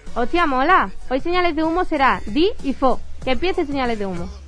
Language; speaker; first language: Spanish; native; Spanish